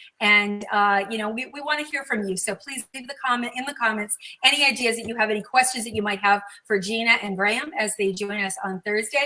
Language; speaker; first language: English; native; English